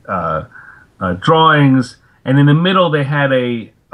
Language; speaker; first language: English; native; English